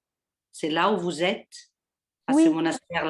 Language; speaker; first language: French; non-native, fluent; English